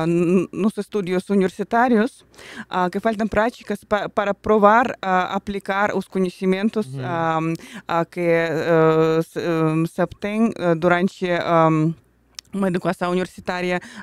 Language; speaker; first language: Portuguese; non-native, fluent; Russian